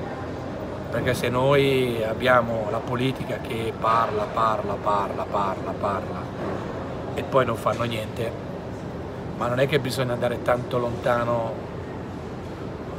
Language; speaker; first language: Italian; native; Italian